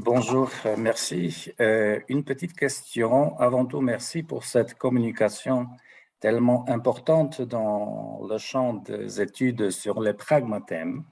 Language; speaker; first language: French; non-native, fluent; Polish